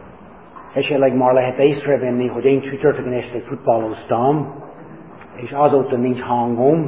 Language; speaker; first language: Hungarian; non-native, learner; English